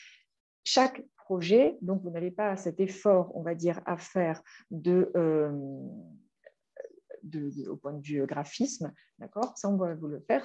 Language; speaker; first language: French; native; French